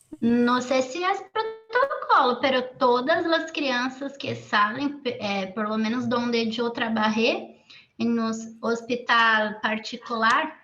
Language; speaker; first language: Spanish; non-native, fluent; Portuguese